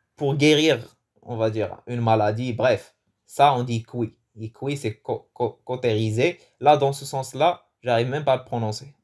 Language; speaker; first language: French; non-native, local second language; Arabic